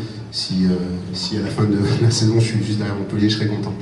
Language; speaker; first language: French; native; French